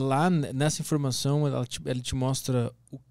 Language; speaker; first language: Portuguese; native; Portuguese